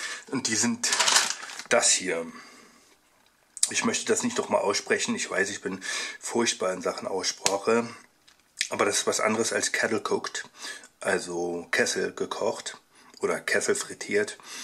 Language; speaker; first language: German; native; German